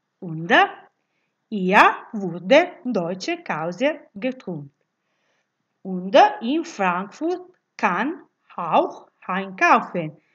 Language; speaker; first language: German; non-native, learner; Italian